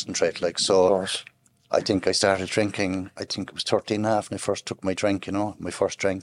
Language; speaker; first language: English; native; English